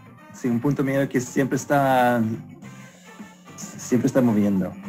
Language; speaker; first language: Spanish; non-native, fluent; Swedish